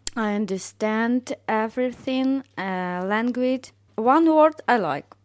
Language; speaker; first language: English; non-native, learner; Ukrainian